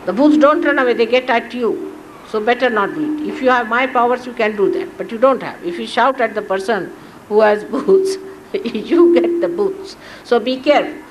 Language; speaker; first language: English; non-native, local second language; Marathi